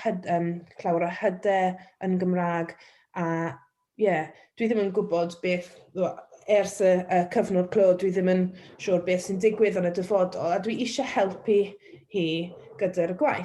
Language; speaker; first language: Welsh; non-native, local second language; English